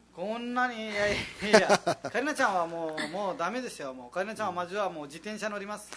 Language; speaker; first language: Japanese; non-native, fluent; Nepali